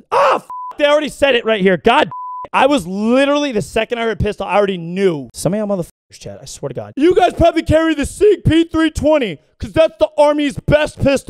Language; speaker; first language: English; native; English